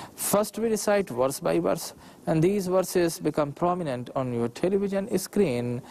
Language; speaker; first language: English; non-native, local second language; Urdu